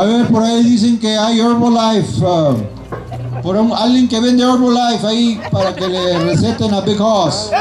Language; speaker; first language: Spanish; early bilingual, heritage; Spanish